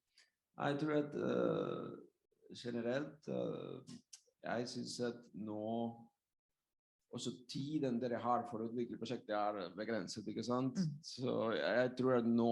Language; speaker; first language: Norwegian; non-native, fluent; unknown